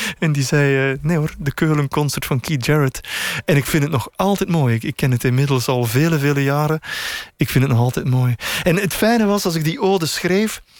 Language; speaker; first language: Dutch; native; Dutch